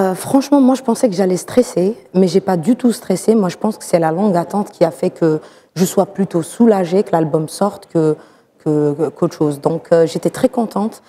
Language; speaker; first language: French; non-native, local second language; Arabic